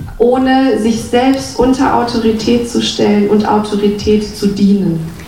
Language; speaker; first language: German; native; German